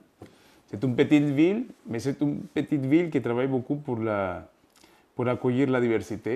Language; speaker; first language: French; non-native, fluent; Spanish